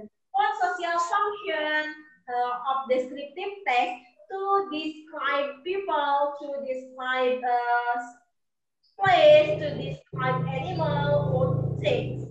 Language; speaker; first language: English; non-native, learner; Indonesian